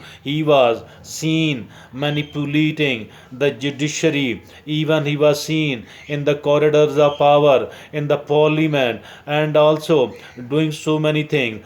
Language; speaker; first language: English; non-native, local second language; Urdu